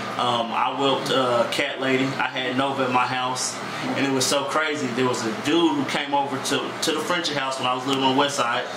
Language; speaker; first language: English; native; English